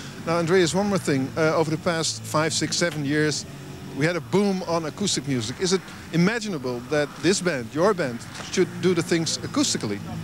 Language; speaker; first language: English; non-native, fluent; Dutch